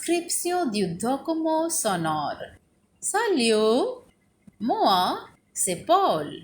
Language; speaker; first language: French; non-native, fluent; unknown